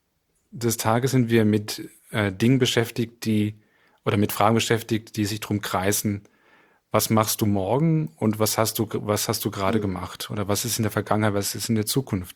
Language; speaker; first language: German; native; German